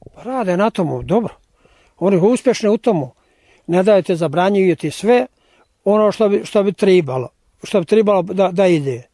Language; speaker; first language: Croatian; native; Croatian